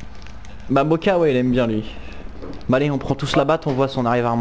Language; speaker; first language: French; native; French